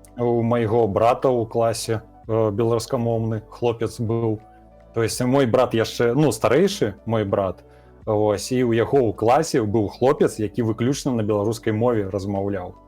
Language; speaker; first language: Belarusian; non-native, local second language; Russian